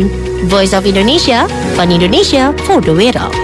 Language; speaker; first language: Dutch; non-native, fluent; Indonesian